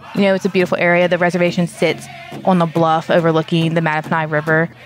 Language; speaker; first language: English; native; English